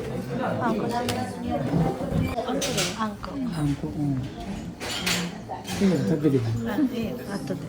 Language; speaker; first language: Japanese; non-native, learner; Filipino